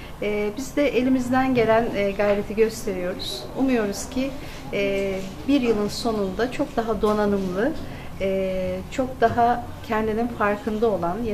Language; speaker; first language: Turkish; native; Turkish